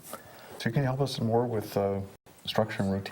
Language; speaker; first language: English; native; English